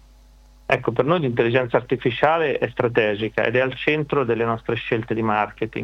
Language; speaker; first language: Italian; native; Italian